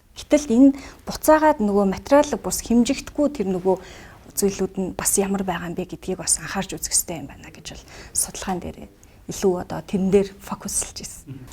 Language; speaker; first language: Mongolian; native; Mongolian